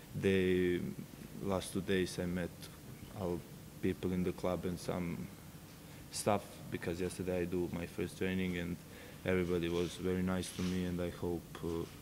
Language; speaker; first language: English; non-native, fluent; Serbian